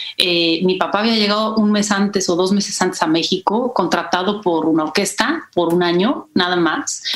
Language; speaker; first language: Spanish; early bilingual, other home language; Polish